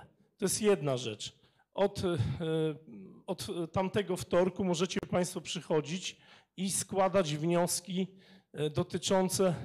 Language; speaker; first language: Polish; native; Polish